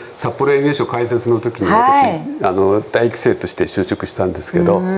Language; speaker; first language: Japanese; native; Japanese